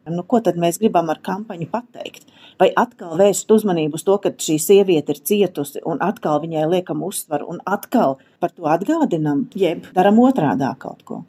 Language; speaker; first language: Latvian; native; Latvian